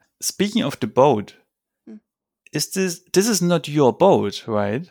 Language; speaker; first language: English; non-native, fluent; German